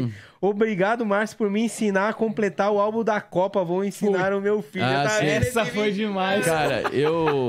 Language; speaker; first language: Portuguese; native; Portuguese